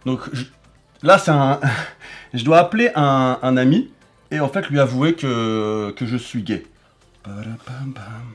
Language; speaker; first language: French; native; French